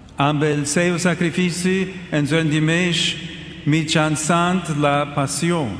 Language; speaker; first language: Catalan; non-native, learner; English